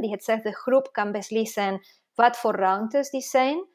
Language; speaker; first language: Dutch; non-native, fluent; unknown